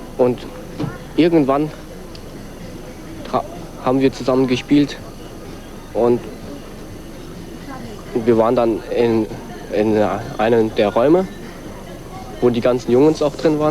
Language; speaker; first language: German; early bilingual, other home language; Korean